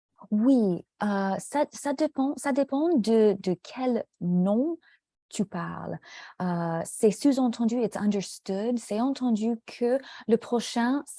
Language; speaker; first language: French; non-native, fluent; English